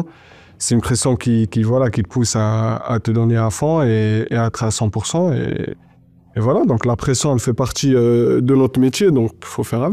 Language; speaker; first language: French; non-native, local second language; Arabic